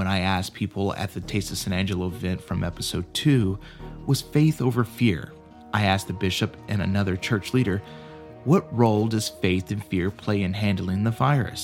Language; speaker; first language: English; native; English